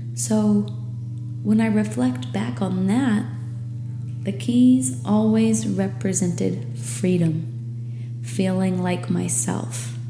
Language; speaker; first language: English; native; English